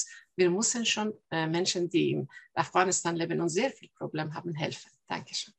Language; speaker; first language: German; non-native, fluent; Persian